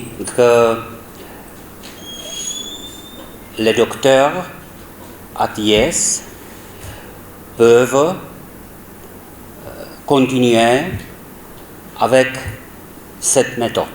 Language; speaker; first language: French; non-native, learner; Czech